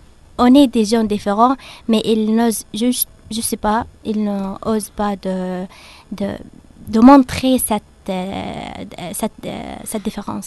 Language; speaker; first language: French; non-native, fluent; Arabic